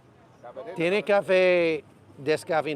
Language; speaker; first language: Spanish; non-native, learner; English